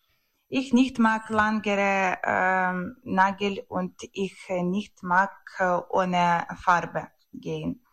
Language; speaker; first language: German; non-native, learner; Ukrainian